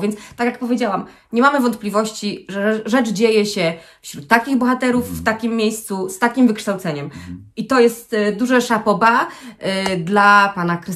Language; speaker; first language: Polish; native; Polish